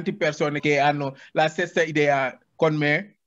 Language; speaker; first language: Italian; non-native, learner; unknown